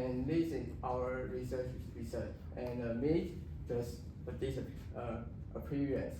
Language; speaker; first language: English; non-native, learner; Chinese